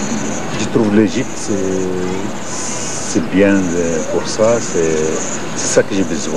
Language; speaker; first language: French; non-native, fluent; Arabic